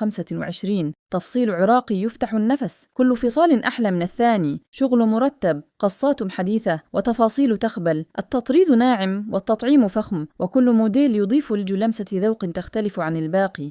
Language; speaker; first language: Arabic; native; Arabic